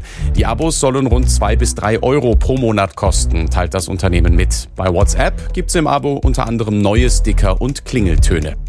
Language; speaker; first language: German; native; German